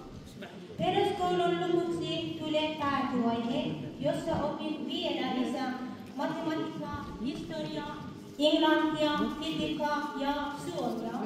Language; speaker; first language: Finnish; non-native, fluent; Persian